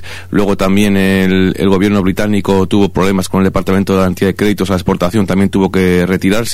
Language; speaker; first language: Spanish; native; Spanish